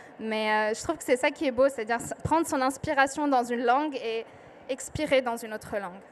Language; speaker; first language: French; non-native, local second language; Arabic